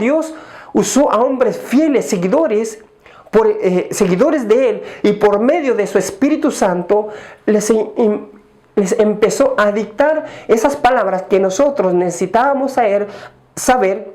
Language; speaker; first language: Spanish; native; Spanish